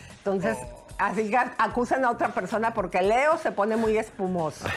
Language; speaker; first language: Spanish; native; Spanish